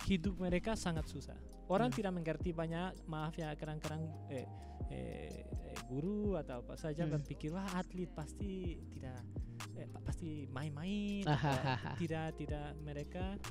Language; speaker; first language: Indonesian; non-native, fluent; Spanish